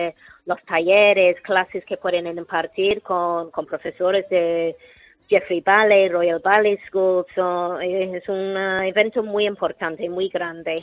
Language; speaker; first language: Spanish; non-native, fluent; English